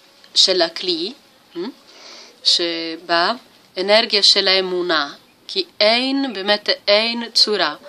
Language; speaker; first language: Hebrew; non-native, learner; Italian